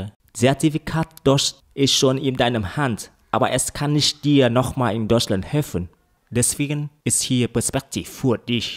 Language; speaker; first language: German; non-native, learner; Vietnamese